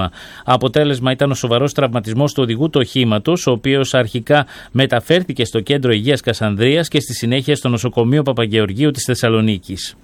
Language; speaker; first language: Greek; native; Greek